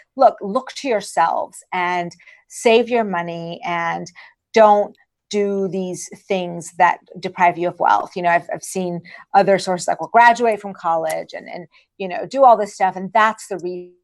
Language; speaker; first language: English; early bilingual, other home language; Persian